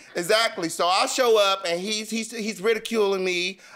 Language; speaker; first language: English; native; English